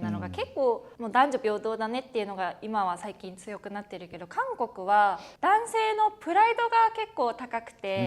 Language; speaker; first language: Japanese; native; Japanese